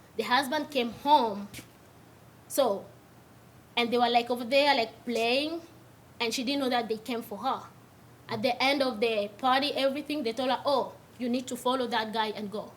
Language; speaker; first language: English; non-native, local second language; Swahili